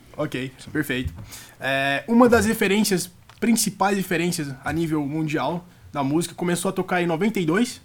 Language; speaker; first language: Portuguese; native; Portuguese